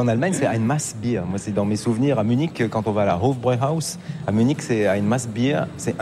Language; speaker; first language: French; native; French